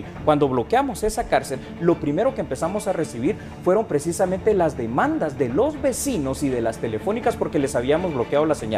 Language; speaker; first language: Spanish; native; Spanish